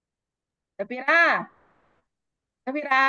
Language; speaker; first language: Arabic; non-native, learner; Indonesian